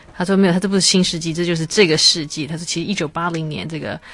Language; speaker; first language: Chinese; native; Chinese